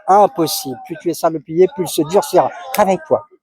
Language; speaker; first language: French; native; French